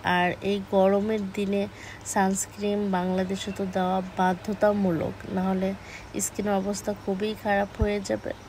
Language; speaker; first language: Bangla; native; Bangla